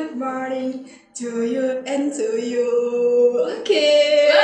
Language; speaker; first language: English; non-native, learner; Indonesian